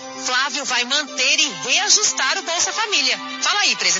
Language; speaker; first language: Portuguese; native; Portuguese